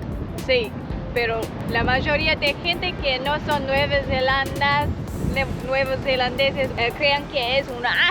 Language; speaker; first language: Spanish; non-native, learner; English